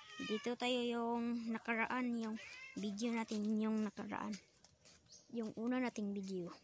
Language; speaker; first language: Filipino; non-native, local second language; Cebuano